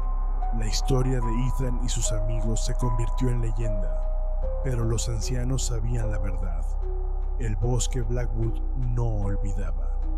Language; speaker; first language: Spanish; native; Spanish